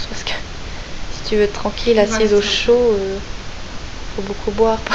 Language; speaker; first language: French; native; French